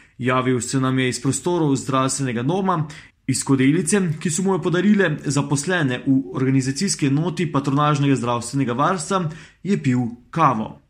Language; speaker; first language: Slovenian; native; Slovenian